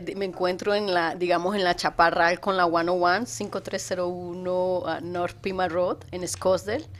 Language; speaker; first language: Spanish; native; Spanish